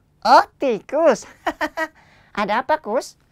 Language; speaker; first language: Indonesian; native; Indonesian